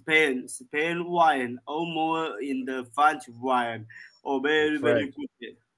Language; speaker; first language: English; non-native, learner; Chinese